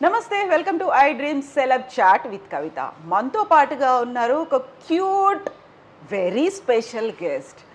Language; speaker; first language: Telugu; native; Telugu